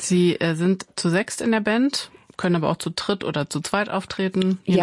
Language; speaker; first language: German; native; German